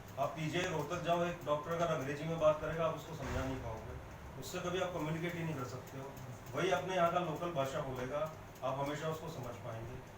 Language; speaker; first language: Hindi; native; Hindi